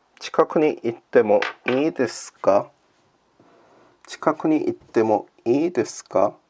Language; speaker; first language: Japanese; non-native, learner; Korean